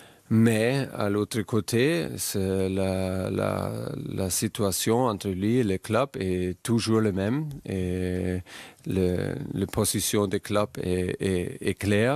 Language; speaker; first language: French; non-native, fluent; German